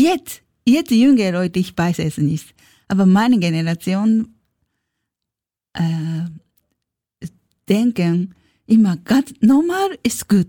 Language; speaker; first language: German; non-native, learner; Japanese